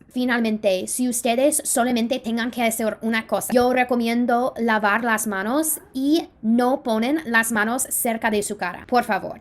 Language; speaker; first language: Spanish; non-native, fluent; English